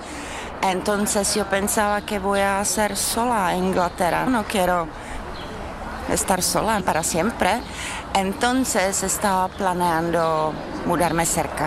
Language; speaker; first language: Spanish; non-native, fluent; Czech